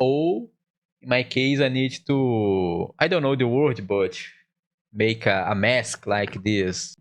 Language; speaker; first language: English; non-native, learner; Portuguese